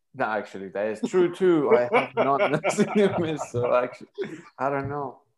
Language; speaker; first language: English; non-native, fluent; Persian